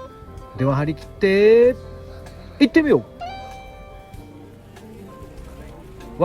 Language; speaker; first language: Japanese; native; Japanese